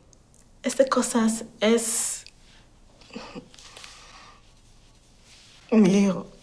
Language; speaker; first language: Spanish; non-native, learner; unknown